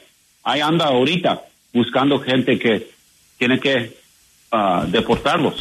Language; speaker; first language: Spanish; non-native, learner; English